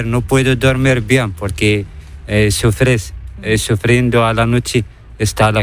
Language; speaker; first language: Spanish; non-native, learner; Arabic